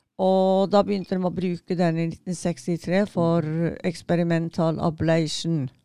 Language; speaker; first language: Norwegian; native; Norwegian